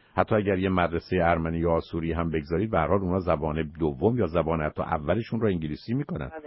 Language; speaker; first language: Persian; native; Persian